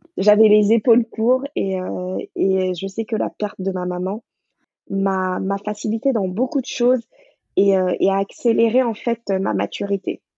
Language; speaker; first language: French; non-native, local second language; Wolof